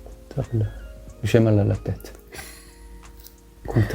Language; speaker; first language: French; non-native, learner; Korean